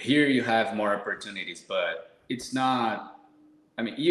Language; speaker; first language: English; non-native, fluent; Portuguese